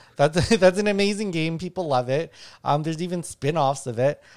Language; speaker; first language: English; native; English